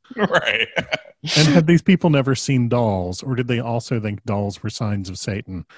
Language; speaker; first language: English; native; English